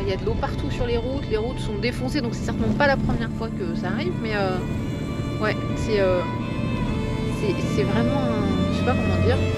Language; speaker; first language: French; native; French